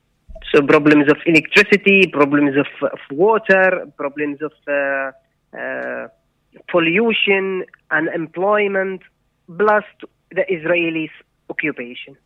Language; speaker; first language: English; non-native, fluent; Arabic